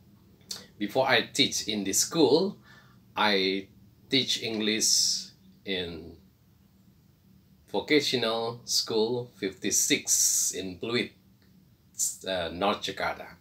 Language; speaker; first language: English; non-native, fluent; Indonesian